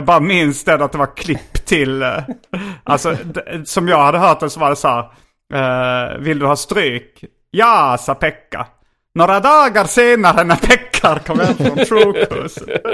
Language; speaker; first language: Swedish; native; Swedish